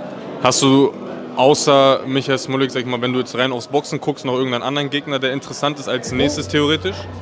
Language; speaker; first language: German; native; German